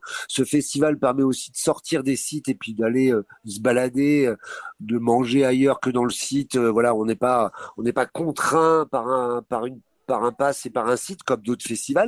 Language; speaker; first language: French; native; French